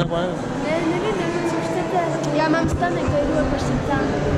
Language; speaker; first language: Czech; non-native, fluent; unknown